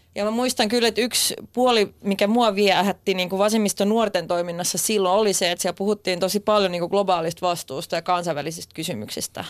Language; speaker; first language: Finnish; non-native, local second language; Swedish